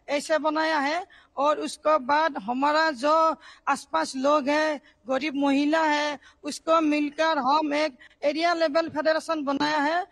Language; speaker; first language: Hindi; non-native, local second language; Assamese